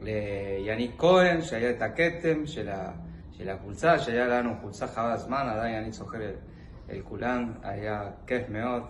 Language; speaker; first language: Hebrew; non-native, learner; Spanish